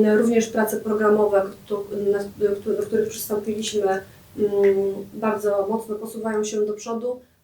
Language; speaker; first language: Polish; native; Polish